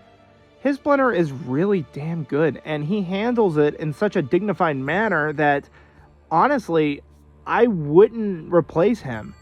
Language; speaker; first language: English; native; English